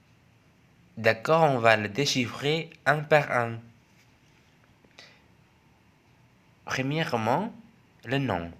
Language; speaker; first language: French; non-native, fluent; Indonesian